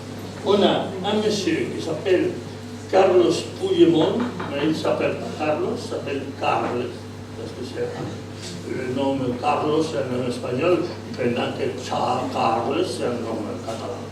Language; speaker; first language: French; non-native, fluent; Spanish